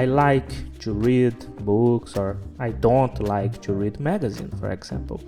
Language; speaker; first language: English; non-native, fluent; Portuguese